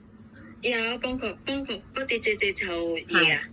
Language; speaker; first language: Cantonese; non-native, learner; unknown